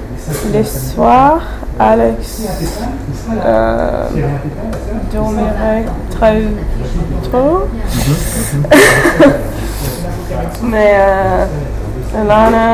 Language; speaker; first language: French; non-native, learner; English